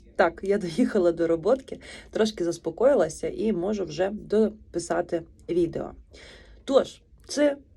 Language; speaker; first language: Ukrainian; native; Ukrainian